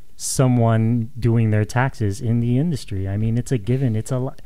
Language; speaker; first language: English; native; English